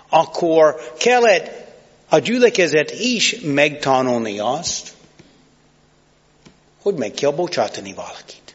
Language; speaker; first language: Hungarian; non-native, fluent; English